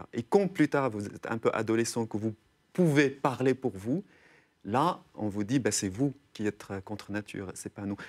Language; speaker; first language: French; non-native, local second language; Arabic